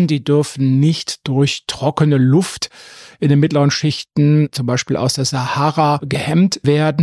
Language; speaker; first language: German; native; German